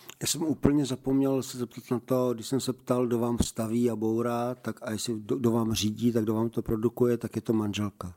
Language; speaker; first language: Czech; native; Czech